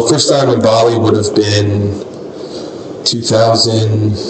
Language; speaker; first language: English; non-native, fluent; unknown